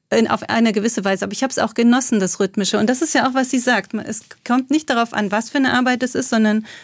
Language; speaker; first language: German; native; German